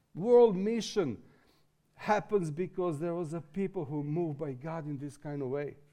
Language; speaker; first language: English; non-native, fluent; Serbian